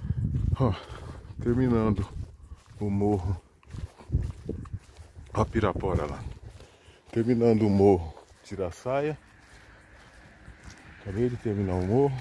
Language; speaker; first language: Portuguese; native; Portuguese